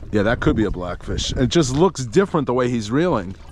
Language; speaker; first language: English; native; English